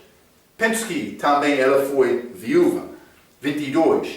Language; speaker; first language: Portuguese; non-native, fluent; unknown